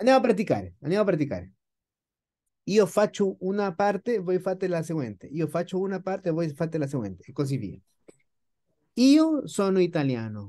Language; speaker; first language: Italian; non-native, fluent; Spanish